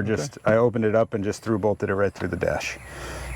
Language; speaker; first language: English; native; English